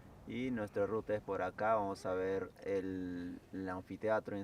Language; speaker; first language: Spanish; native; Spanish